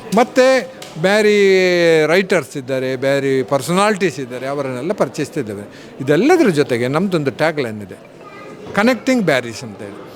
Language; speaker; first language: Kannada; non-native, local second language; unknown